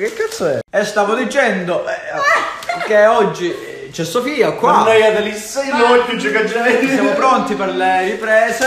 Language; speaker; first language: Italian; native; Italian